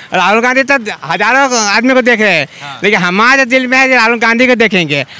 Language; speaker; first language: Hindi; non-native, local second language; Punjabi